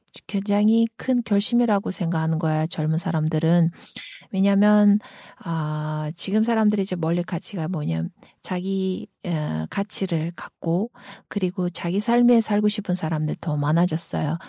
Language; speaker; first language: Korean; non-native, fluent; Kyrgyz